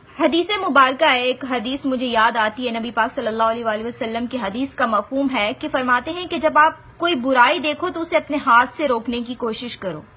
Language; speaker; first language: Urdu; non-native, local second language; Punjabi